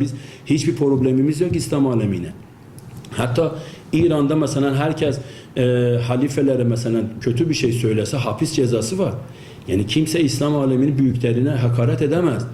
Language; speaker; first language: Turkish; non-native, fluent; Azerbaijani